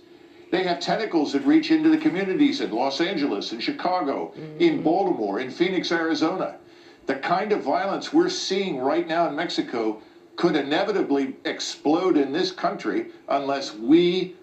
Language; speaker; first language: English; native; English